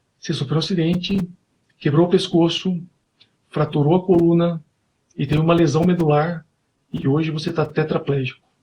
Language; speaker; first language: Portuguese; native; Portuguese